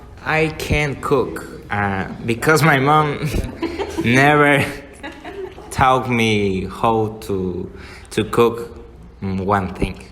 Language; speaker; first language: English; non-native, learner; Spanish